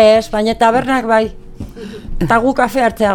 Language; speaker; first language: Basque; non-native, learner; Spanish